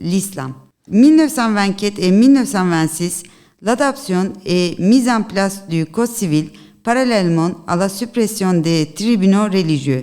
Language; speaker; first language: French; non-native, learner; Turkish